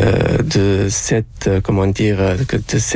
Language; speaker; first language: French; non-native, local second language; Arabic